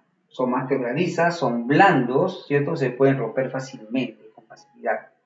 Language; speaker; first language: Spanish; native; Spanish